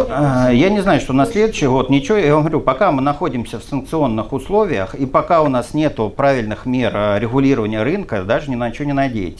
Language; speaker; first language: Russian; native; Russian